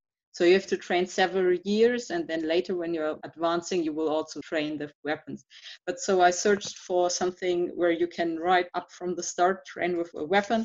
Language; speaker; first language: English; non-native, fluent; German